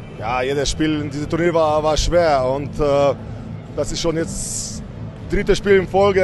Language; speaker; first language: German; non-native, fluent; Slovenian